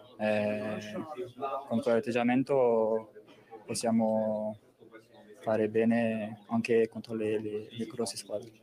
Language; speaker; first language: Italian; non-native, fluent; French